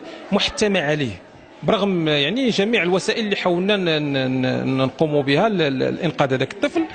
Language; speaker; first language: Arabic; native; Arabic